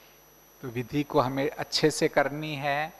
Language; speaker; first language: Hindi; native; Hindi